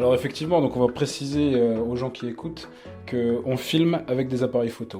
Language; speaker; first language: French; native; French